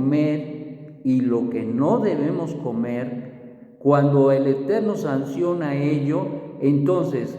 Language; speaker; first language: Spanish; native; Spanish